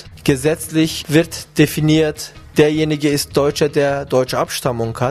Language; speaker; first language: German; non-native, fluent; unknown